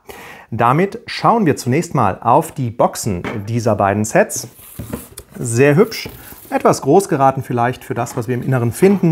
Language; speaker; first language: German; native; German